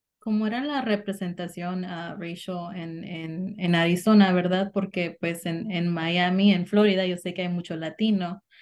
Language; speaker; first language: Spanish; native; Spanish